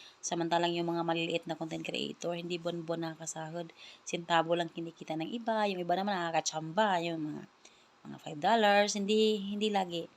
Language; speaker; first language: Filipino; non-native, local second language; Cebuano